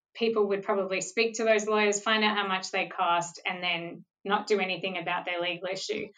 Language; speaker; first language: English; native; English